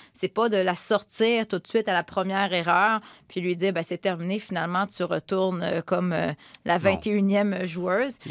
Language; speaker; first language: French; native; French